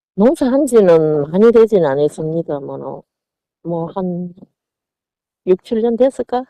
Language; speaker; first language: Korean; native; Korean